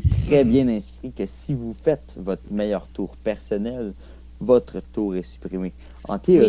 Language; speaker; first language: French; native; French